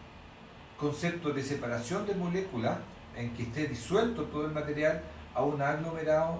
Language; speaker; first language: Spanish; native; Spanish